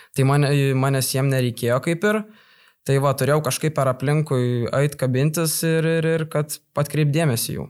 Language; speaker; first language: Lithuanian; native; Lithuanian